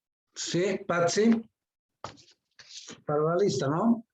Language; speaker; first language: Spanish; native; Spanish